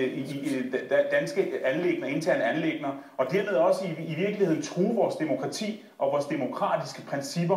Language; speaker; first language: Danish; early bilingual, other home language; Kurdish